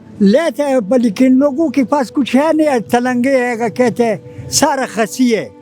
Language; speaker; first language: Urdu; non-native, local second language; Pashto